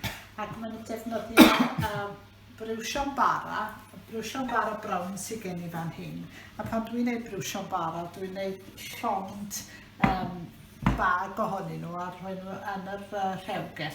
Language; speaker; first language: Welsh; native; Welsh